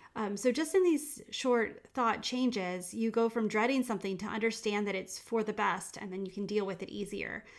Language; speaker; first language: English; native; English